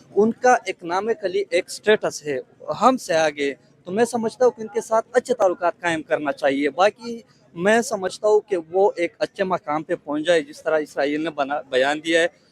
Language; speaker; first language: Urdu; non-native, local second language; Pashto